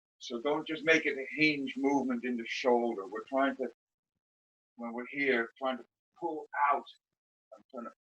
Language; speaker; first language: English; native; English